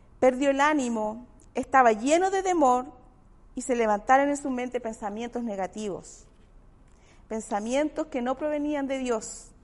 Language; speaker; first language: Spanish; native; Spanish